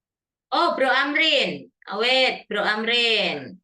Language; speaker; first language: English; non-native, fluent; Indonesian